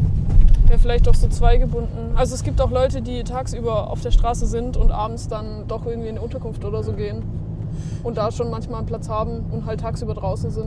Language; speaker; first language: German; native; German